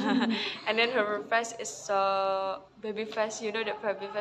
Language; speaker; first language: English; non-native, learner; Indonesian